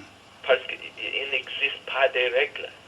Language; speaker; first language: French; non-native, learner; English